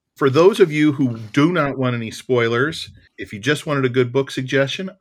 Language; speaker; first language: English; native; English